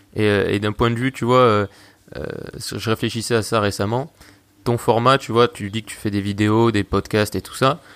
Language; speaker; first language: French; native; French